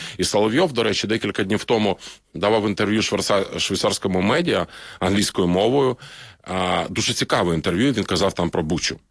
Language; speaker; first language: Ukrainian; native; Ukrainian